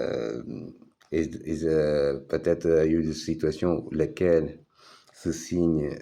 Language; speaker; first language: French; non-native, fluent; Portuguese